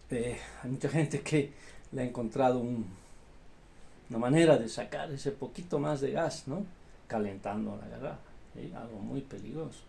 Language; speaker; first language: Spanish; native; Spanish